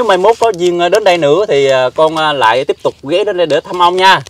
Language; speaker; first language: Vietnamese; native; Vietnamese